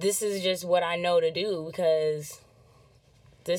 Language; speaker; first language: English; native; English